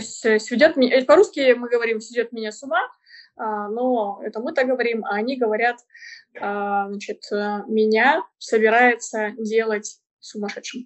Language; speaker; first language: Russian; native; Russian